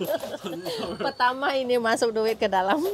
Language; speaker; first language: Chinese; non-native, fluent; Indonesian